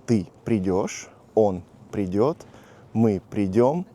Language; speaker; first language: Russian; non-native, fluent; Portuguese